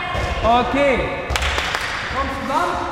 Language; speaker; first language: German; non-native, learner; Arabic